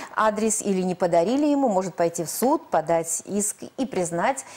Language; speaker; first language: Russian; native; Russian